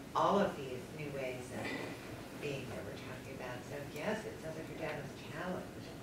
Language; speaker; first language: English; native; English